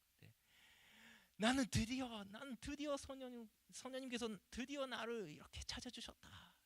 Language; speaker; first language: Korean; non-native, fluent; Japanese